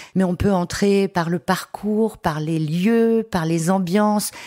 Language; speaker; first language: French; native; French